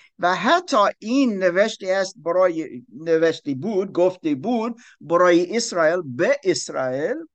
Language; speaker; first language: Persian; non-native, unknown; English